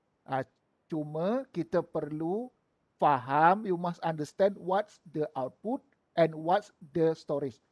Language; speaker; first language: English; non-native, local second language; Malay